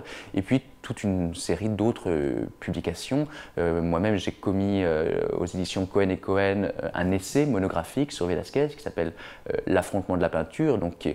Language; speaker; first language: French; native; French